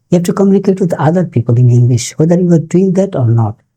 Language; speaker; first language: English; non-native, local second language; Bangla